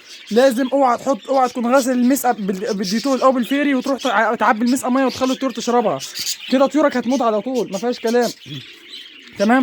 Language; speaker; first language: Arabic; native; Arabic